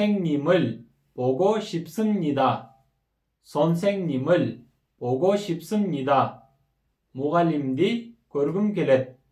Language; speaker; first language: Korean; non-native, fluent; Kyrgyz